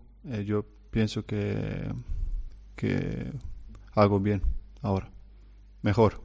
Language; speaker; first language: Spanish; non-native, learner; Croatian